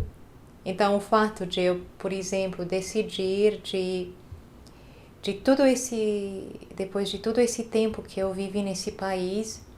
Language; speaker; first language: Portuguese; non-native, fluent; Hungarian